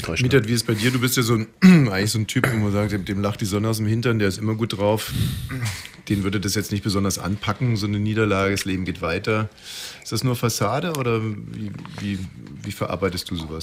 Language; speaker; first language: German; native; German